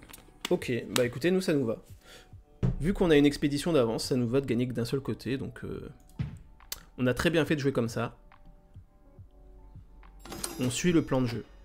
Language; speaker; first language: French; native; French